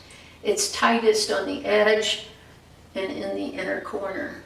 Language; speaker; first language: English; native; English